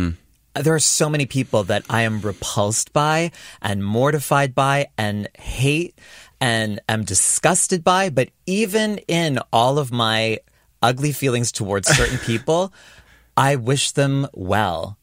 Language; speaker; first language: English; native; English